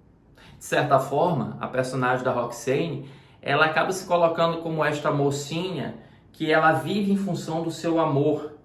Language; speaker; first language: Portuguese; native; Portuguese